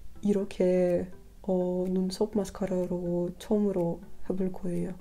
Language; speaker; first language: Korean; non-native, learner; Russian